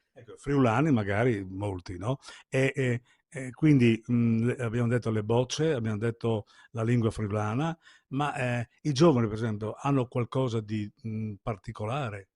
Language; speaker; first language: Italian; native; Italian